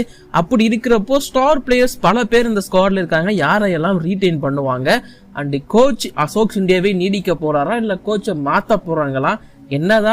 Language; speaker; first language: Tamil; native; Tamil